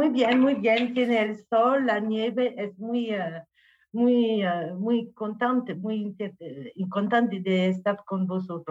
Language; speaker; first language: Spanish; non-native, learner; French